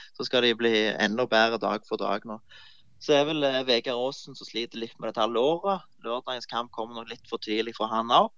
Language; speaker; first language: Norwegian; native; Norwegian